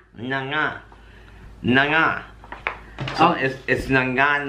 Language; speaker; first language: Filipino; non-native, learner; English